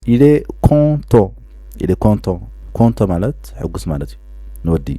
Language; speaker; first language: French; non-native, fluent; Tigrinya